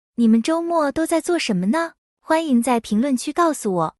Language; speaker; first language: Chinese; non-native, fluent; Thai